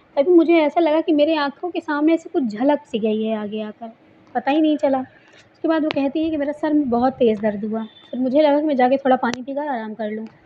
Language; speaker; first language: Hindi; native; Hindi